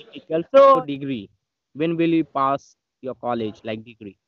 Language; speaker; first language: English; non-native, learner; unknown